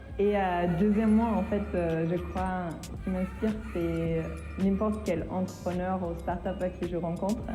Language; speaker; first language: French; non-native, fluent; German